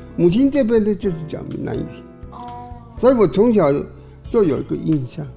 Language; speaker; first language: Chinese; non-native, local second language; Min Nan Chinese